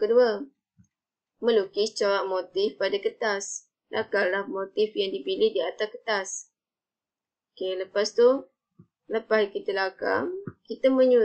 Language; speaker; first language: Malay; native; Malay